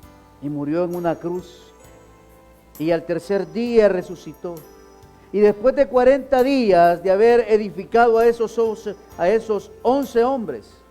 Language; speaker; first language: Spanish; native; Spanish